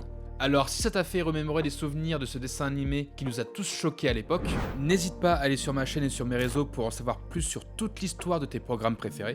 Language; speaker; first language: French; native; French